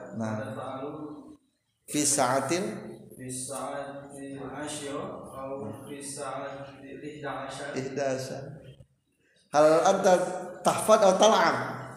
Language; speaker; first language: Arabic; non-native, fluent; Indonesian